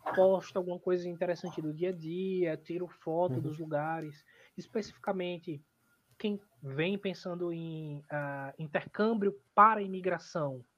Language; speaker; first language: Portuguese; native; Portuguese